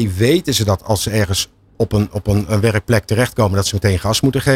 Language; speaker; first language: Dutch; native; Dutch